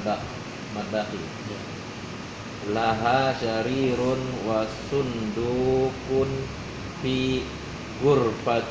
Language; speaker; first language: Arabic; non-native, learner; Indonesian